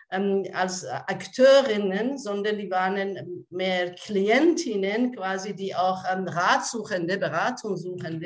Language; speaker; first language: German; non-native, fluent; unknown